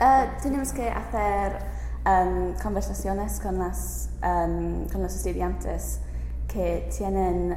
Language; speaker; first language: Spanish; non-native, learner; English